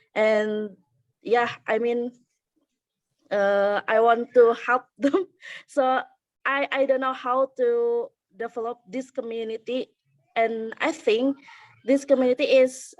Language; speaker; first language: English; non-native, learner; Indonesian